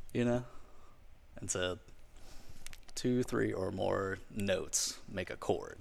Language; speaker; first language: English; native; English